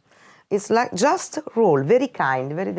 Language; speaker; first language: English; non-native, fluent; Italian